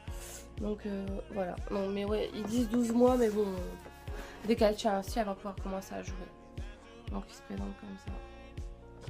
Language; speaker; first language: French; native; French